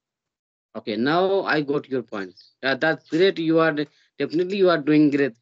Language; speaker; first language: English; non-native, learner; Hindi